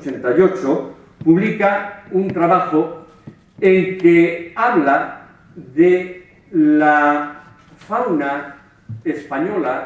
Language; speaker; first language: Spanish; native; Spanish